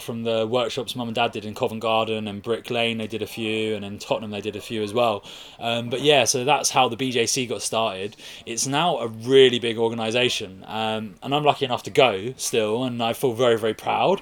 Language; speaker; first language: English; native; English